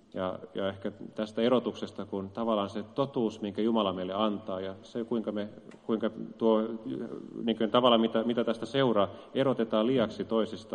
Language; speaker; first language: Finnish; native; Finnish